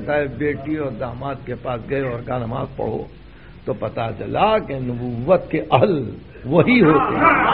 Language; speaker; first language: Urdu; native; Urdu